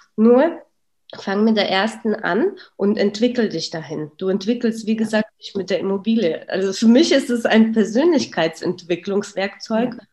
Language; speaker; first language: German; early bilingual, other home language; Russian